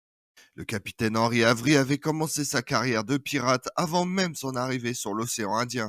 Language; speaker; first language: French; native; French